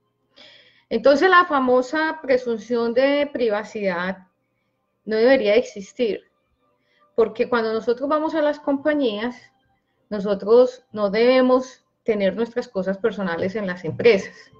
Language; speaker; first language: Spanish; native; Spanish